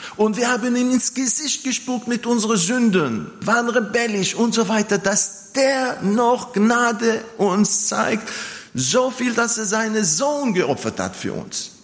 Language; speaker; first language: German; non-native, fluent; Hebrew